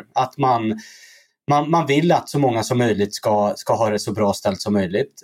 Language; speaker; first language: Swedish; early bilingual, other home language; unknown